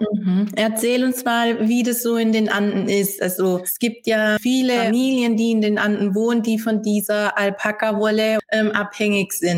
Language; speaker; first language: German; native; German